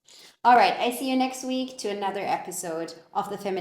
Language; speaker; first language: English; non-native, fluent; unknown